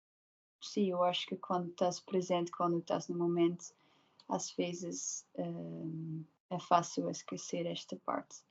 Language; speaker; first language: Portuguese; non-native, learner; Dutch